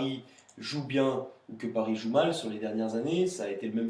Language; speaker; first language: French; native; French